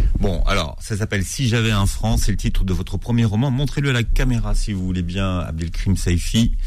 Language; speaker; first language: French; native; French